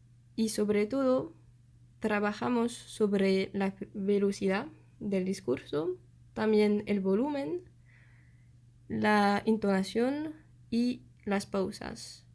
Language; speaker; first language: Spanish; non-native, fluent; French